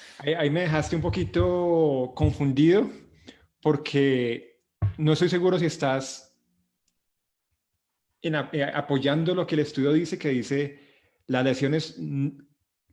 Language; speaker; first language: Spanish; native; Spanish